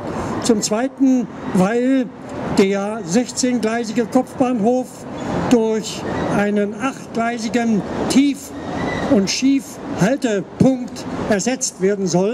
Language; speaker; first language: German; native; German